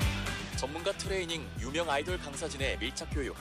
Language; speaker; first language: Korean; native; Korean